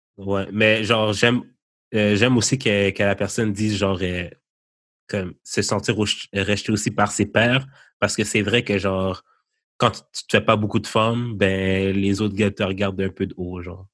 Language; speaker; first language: French; native; French